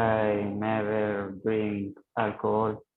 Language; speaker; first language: English; non-native, learner; Spanish